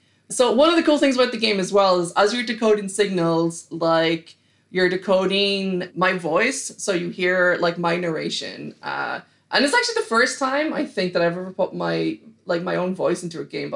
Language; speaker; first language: English; native; English